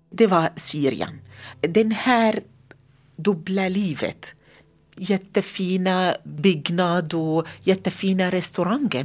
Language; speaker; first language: Swedish; non-native, learner; Arabic